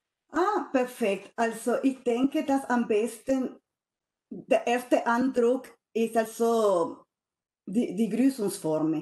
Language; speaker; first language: German; non-native, fluent; Spanish